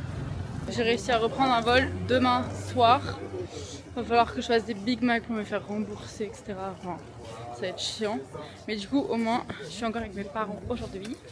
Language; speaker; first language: French; native; French